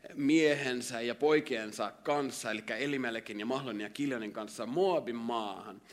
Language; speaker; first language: Finnish; native; Finnish